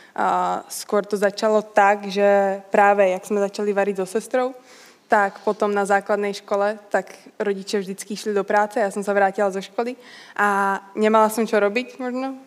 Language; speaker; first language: Slovak; early bilingual, heritage; Slovak